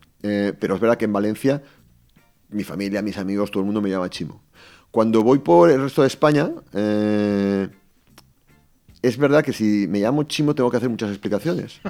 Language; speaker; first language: Spanish; native; Spanish